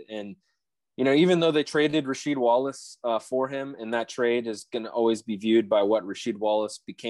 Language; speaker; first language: English; native; English